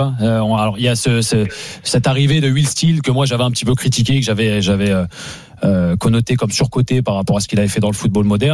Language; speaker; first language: French; native; French